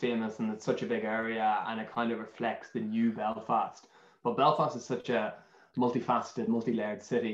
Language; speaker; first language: English; native; English